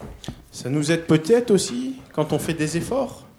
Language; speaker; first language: French; native; French